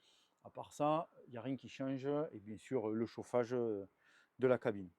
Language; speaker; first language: French; native; French